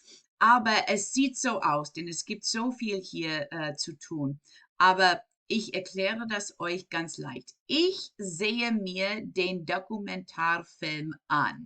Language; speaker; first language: German; non-native, fluent; English